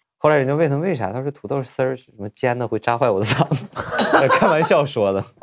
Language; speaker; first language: Chinese; native; Chinese